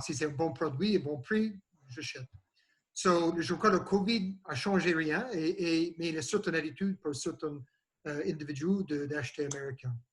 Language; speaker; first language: French; non-native, learner; English